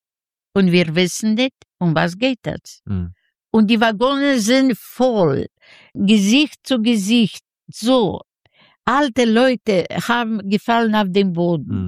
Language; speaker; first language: German; non-native, fluent; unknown